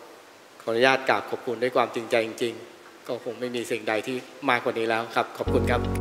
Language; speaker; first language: Thai; native; Thai